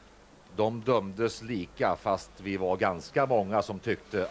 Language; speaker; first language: Swedish; native; Swedish